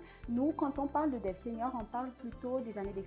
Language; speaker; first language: French; non-native, local second language; Malagasy